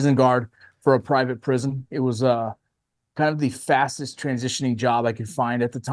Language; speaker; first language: English; native; English